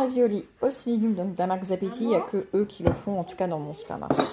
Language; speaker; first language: French; native; French